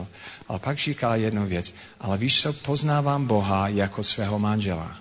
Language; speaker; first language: Czech; non-native, fluent; English